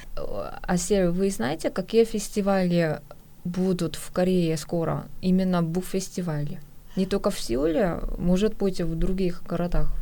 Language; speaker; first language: Russian; non-native, fluent; Korean